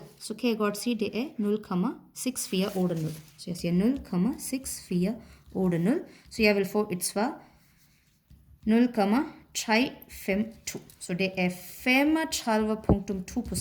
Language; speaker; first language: Danish; non-native, fluent; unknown